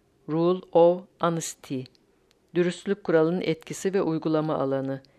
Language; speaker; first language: Turkish; native; Turkish